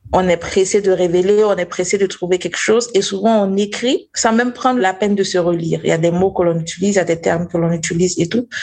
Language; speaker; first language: French; non-native, local second language; Mossi